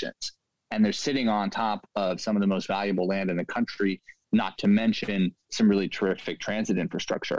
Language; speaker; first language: English; native; English